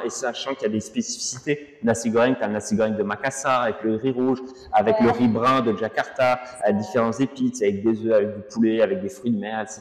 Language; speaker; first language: French; native; French